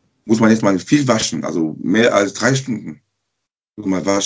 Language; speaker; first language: German; non-native, learner; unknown